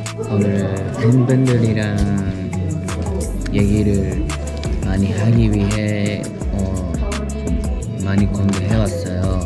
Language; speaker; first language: Korean; non-native, learner; Japanese